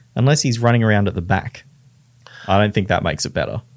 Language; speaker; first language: English; native; English